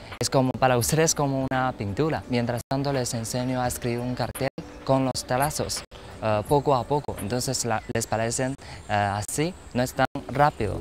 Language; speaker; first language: Spanish; non-native, fluent; Chinese